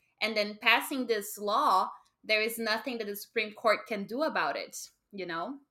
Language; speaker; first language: English; non-native, fluent; Portuguese